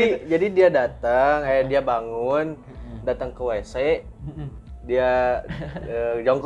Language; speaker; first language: Indonesian; native; Indonesian